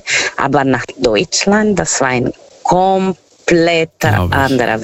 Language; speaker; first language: German; non-native, fluent; Portuguese